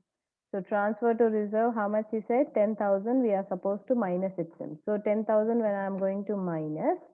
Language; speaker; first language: English; non-native, local second language; Telugu